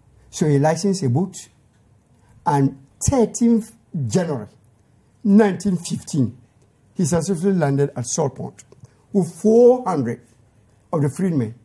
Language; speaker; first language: English; non-native, local second language; Akan